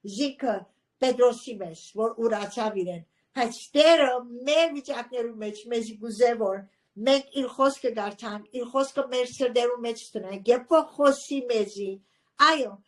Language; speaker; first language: Armenian; early bilingual, heritage; Armenian